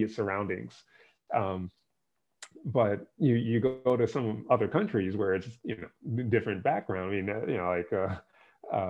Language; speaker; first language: English; native; English